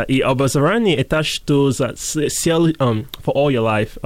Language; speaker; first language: Russian; non-native, learner; English